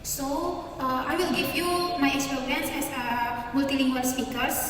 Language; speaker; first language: English; non-native, learner; Indonesian